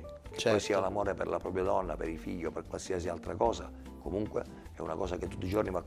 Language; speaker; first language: Italian; native; Italian